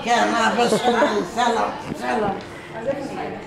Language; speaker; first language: Hebrew; non-native, learner; Arabic